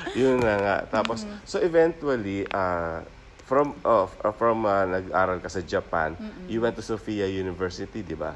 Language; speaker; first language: Filipino; native; Filipino